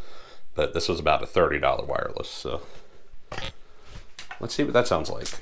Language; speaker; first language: English; native; English